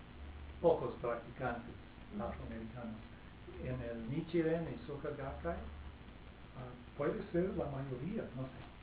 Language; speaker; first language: Spanish; non-native, fluent; English